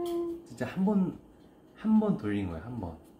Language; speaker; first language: Korean; native; Korean